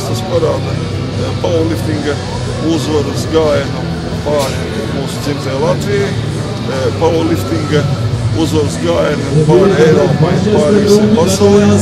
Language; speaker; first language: Latvian; native; Latvian